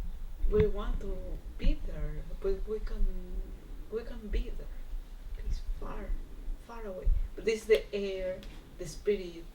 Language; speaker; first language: English; non-native, learner; Spanish